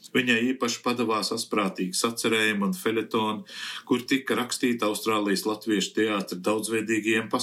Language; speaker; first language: Latvian; early bilingual, heritage; Latvian